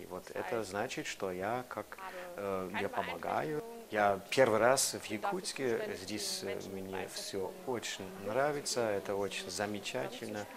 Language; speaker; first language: Russian; non-native, fluent; German